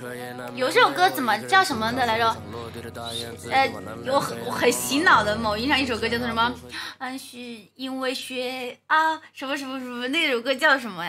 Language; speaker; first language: Chinese; native; Chinese